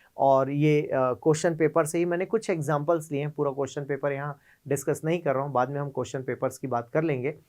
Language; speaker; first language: Hindi; native; Hindi